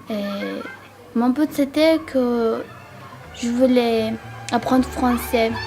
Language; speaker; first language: French; non-native, learner; Georgian